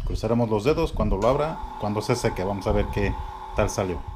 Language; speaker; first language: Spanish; early bilingual, heritage; Spanish